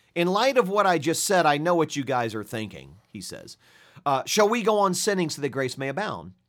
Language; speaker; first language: English; native; English